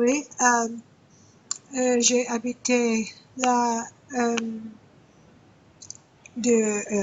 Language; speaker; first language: French; non-native, learner; English